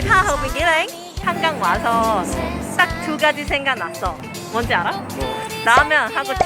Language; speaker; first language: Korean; non-native, learner; Cantonese